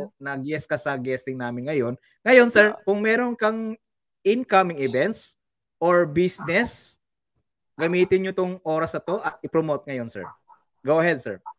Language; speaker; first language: Filipino; non-native, local second language; Cebuano